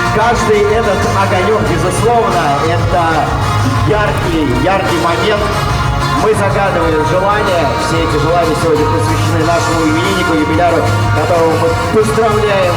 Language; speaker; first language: Russian; native; Russian